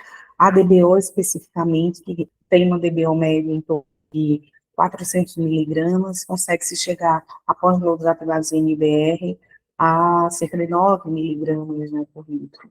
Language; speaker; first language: Portuguese; native; Portuguese